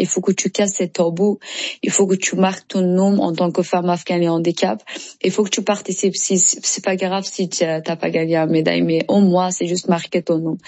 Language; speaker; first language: French; non-native, learner; Persian